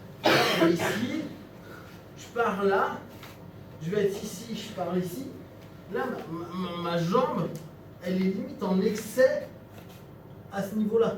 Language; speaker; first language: French; native; French